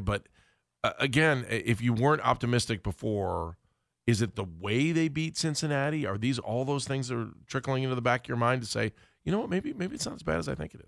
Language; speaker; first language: English; native; English